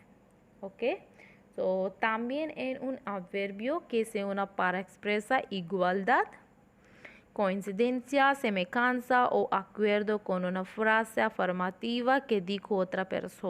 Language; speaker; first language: Spanish; non-native, learner; Hindi